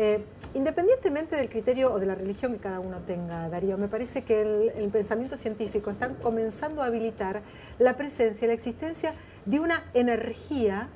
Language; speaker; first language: Spanish; native; Spanish